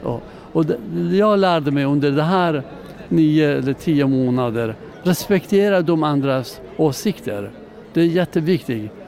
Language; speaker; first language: Swedish; non-native, learner; Persian